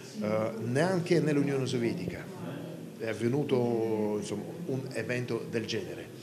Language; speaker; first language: Italian; non-native, fluent; Russian